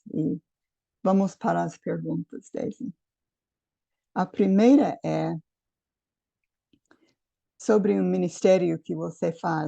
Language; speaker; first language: Portuguese; non-native, fluent; English